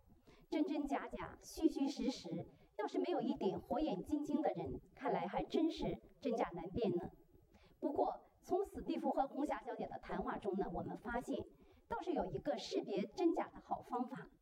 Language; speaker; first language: Chinese; native; Chinese